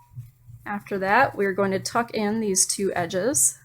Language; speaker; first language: English; native; English